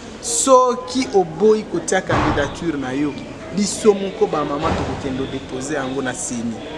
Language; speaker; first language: Lingala; non-native, local second language; Swahili